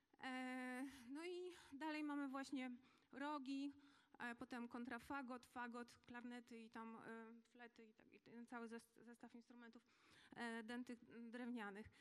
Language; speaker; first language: Polish; native; Polish